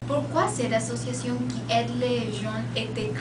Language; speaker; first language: French; non-native, learner; Spanish